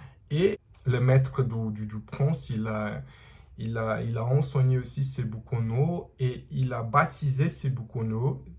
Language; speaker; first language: French; non-native, learner; Portuguese